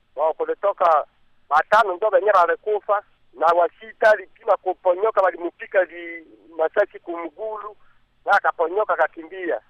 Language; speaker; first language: Swahili; native; Swahili